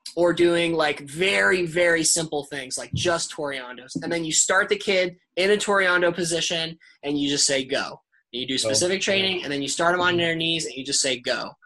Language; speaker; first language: English; early bilingual, other home language; Urdu